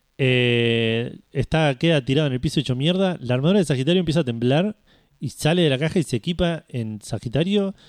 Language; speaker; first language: Spanish; native; Spanish